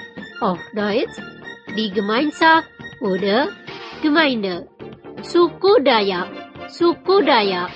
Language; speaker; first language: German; non-native, fluent; Indonesian